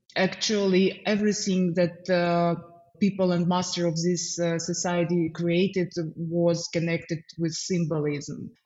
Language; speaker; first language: English; non-native, fluent; Ukrainian